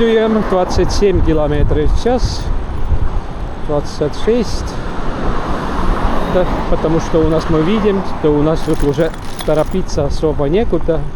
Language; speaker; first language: Russian; non-native, local second language; Estonian